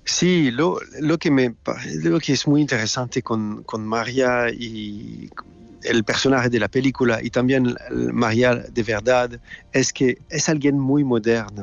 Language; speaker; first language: Spanish; non-native, fluent; French